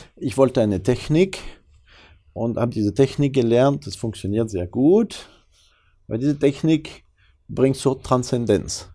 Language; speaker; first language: German; non-native, fluent; French